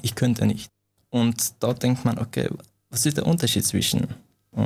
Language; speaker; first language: German; non-native, fluent; Persian